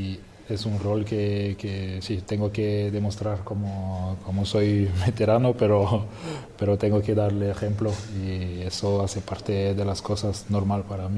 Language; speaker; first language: Spanish; non-native, fluent; French